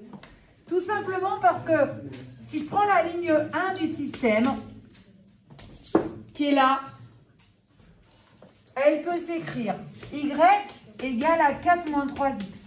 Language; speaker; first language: French; native; French